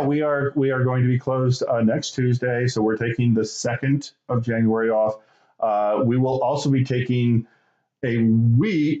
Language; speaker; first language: English; native; English